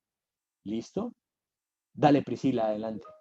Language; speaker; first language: Spanish; native; Spanish